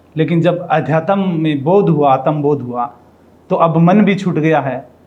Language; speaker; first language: Hindi; non-native, local second language; Rajasthani